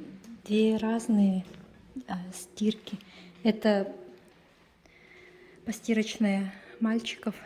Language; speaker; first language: Russian; non-native, local second language; Tuvinian